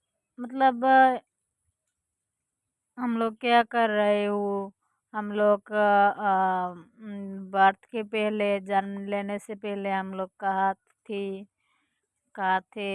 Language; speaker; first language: Hindi; non-native, fluent; Bangla